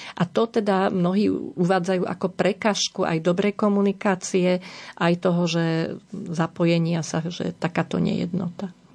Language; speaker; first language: Slovak; native; Slovak